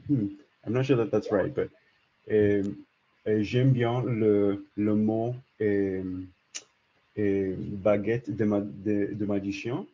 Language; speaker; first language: French; non-native, learner; English